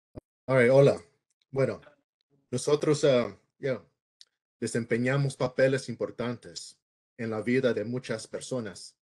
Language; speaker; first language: Spanish; early bilingual, heritage; English